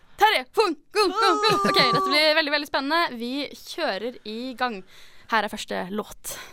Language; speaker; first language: Norwegian; native; Norwegian